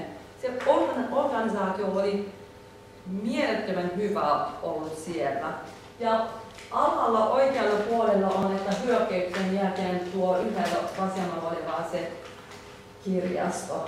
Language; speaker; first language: Finnish; non-native, fluent; Turkish